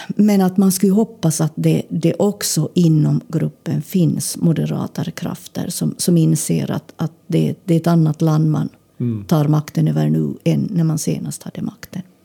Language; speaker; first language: Swedish; native; Swedish